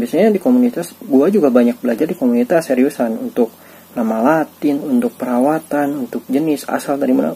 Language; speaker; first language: Indonesian; native; Indonesian